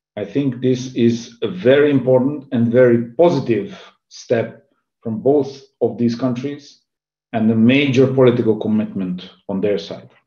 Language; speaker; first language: English; non-native, fluent; Hungarian